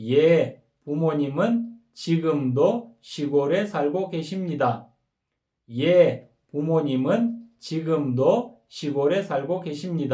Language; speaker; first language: Korean; non-native, fluent; Kyrgyz